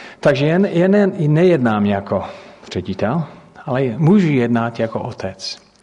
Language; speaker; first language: Czech; non-native, fluent; English